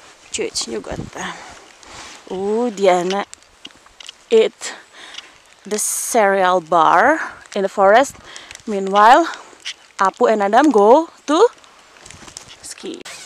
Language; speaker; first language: English; non-native, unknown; Indonesian